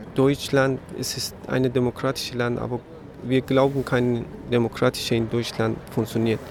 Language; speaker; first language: German; non-native, learner; Persian